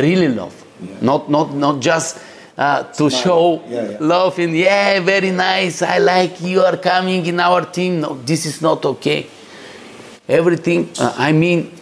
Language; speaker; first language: English; non-native, learner; Bulgarian